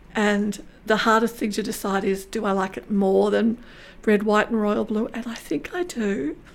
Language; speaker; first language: English; native; English